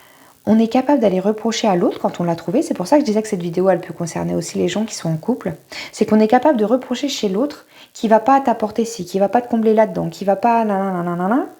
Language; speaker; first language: French; native; French